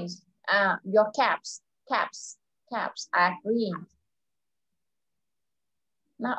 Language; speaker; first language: English; non-native, fluent; Vietnamese